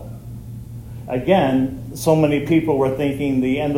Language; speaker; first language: English; native; English